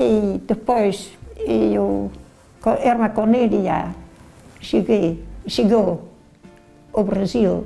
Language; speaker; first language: Portuguese; non-native, learner; Dutch